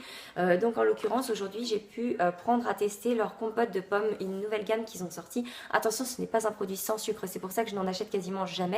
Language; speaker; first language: French; native; French